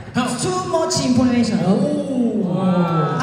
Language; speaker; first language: English; non-native, learner; Korean